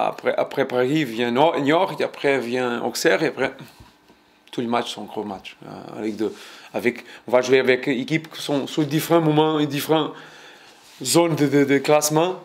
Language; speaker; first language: French; non-native, fluent; Portuguese